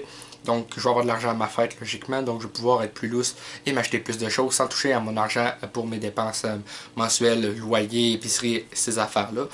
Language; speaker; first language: French; native; French